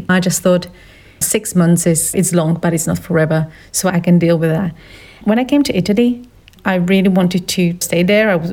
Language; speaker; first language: English; non-native, fluent; Slovak